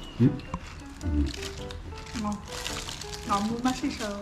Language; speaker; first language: Korean; non-native, learner; Vietnamese